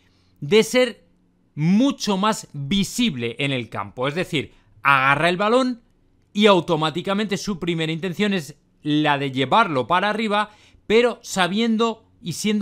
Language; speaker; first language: Spanish; native; Spanish